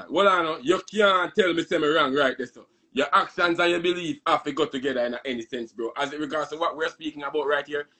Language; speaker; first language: English; non-native, local second language; Jamaican Creole English